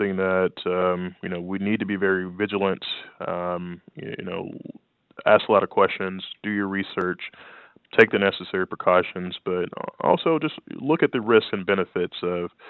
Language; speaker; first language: English; native; English